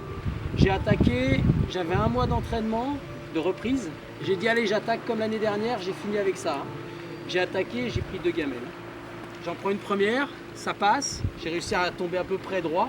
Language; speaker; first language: French; native; French